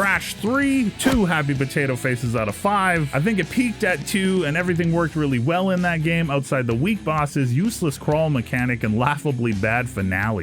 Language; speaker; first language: English; native; English